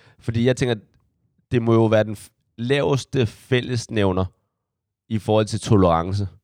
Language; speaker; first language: Danish; early bilingual, other home language; Chinese